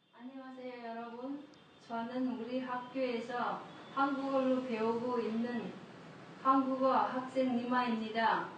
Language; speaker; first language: Korean; non-native, learner; Nepali